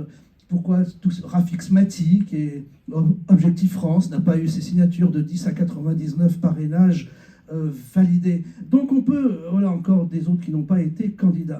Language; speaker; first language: French; native; French